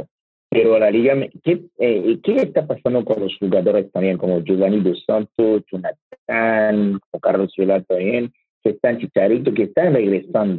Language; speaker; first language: Spanish; non-native, learner; French